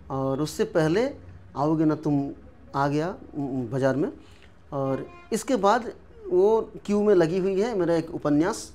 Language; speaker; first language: Hindi; non-native, local second language; Bangla